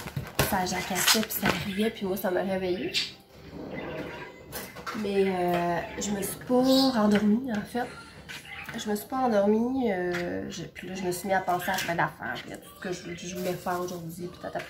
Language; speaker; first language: French; native; French